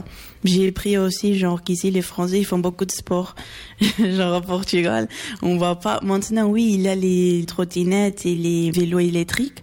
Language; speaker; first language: French; early bilingual, other home language; Portuguese